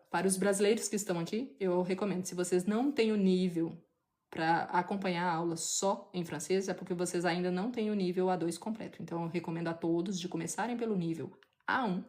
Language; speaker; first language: Portuguese; native; Portuguese